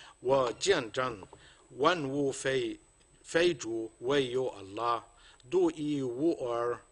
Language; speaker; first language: Chinese; non-native, fluent; Arabic